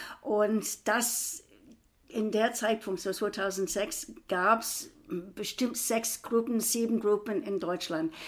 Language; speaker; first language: German; non-native, fluent; English